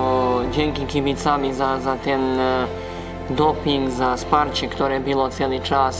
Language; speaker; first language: Polish; non-native, fluent; Serbian